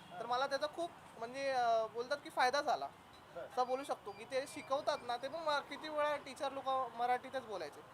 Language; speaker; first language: Marathi; native; Marathi